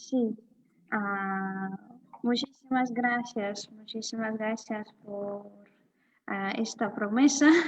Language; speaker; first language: Spanish; non-native, fluent; Russian